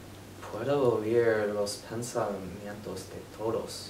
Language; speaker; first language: Spanish; non-native, learner; English